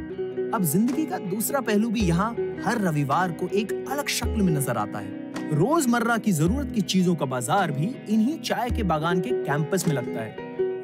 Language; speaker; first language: Hindi; native; Hindi